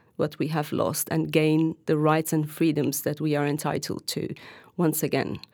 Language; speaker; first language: English; non-native, fluent; Turkish